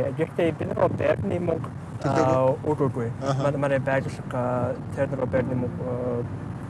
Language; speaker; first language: Mongolian; non-native, learner; English